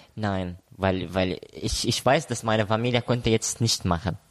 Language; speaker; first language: German; non-native, learner; Arabic